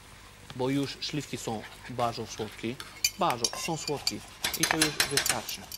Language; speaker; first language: Polish; non-native, fluent; French